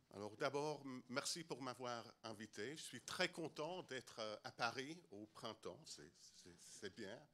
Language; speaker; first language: French; non-native, learner; English